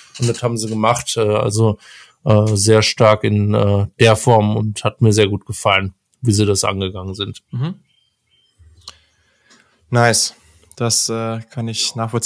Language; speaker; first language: German; native; German